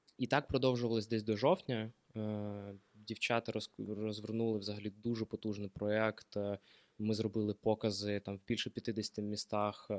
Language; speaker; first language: Ukrainian; non-native, local second language; Russian